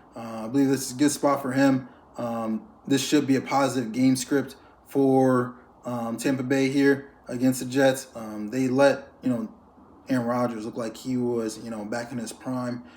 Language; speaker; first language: English; native; English